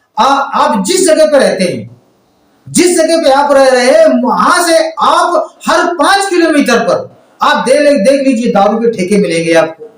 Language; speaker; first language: Hindi; native; Hindi